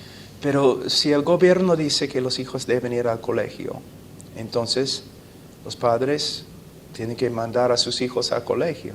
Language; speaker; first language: Spanish; non-native, fluent; English